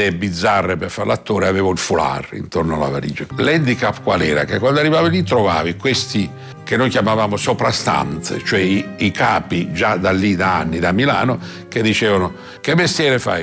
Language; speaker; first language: Italian; native; Italian